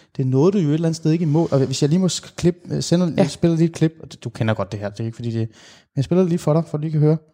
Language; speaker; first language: Danish; early bilingual, other home language; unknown